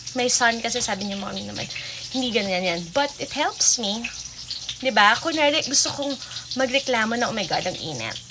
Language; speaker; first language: Filipino; native; Filipino